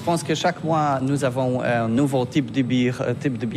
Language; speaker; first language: French; non-native, learner; Polish